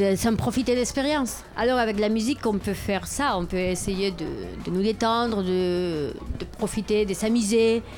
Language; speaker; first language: French; non-native, fluent; Spanish